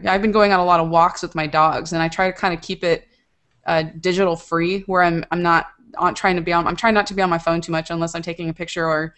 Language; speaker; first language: English; native; English